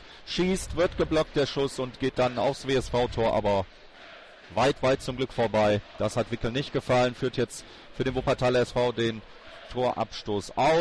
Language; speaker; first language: German; native; German